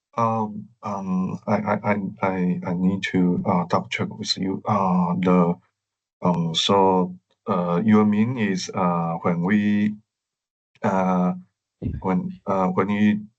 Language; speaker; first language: English; non-native, learner; Chinese